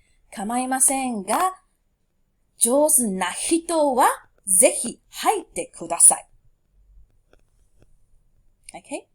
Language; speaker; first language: Japanese; non-native, fluent; English